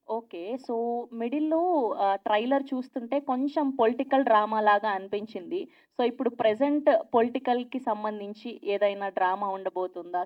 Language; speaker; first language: Telugu; native; Telugu